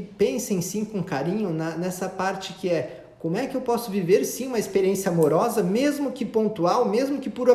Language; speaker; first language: Portuguese; native; Portuguese